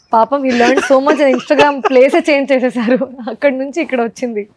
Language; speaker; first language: Telugu; non-native, local second language; Hindi